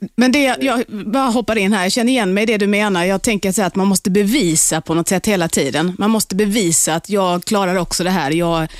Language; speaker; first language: Swedish; native; Swedish